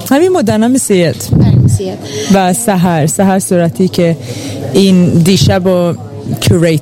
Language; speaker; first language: Persian; early bilingual, heritage; Persian